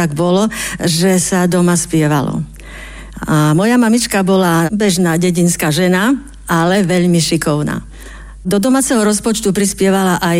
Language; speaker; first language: Slovak; native; Slovak